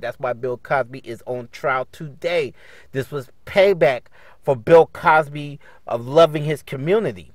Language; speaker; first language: English; native; English